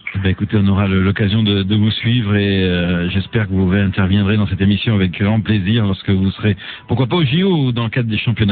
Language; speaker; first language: French; native; French